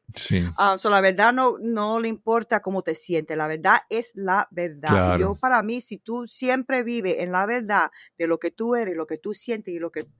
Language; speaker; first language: Spanish; early bilingual, heritage; Spanish